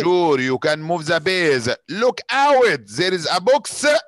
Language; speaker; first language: English; non-native, fluent; Arabic